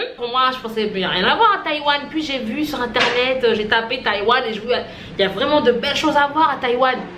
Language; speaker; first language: French; non-native, local second language; Haitian Creole